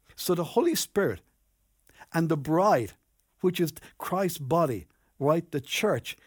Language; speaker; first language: English; native; English